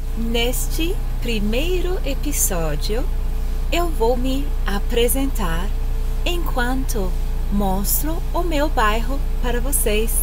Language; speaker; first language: Portuguese; non-native, fluent; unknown